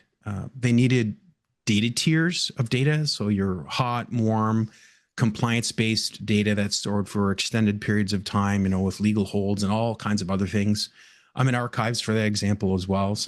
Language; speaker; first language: English; native; English